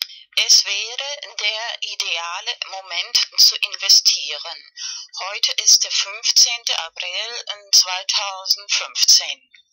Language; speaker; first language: German; non-native, fluent; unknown